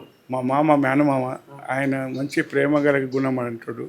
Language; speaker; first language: Telugu; native; Telugu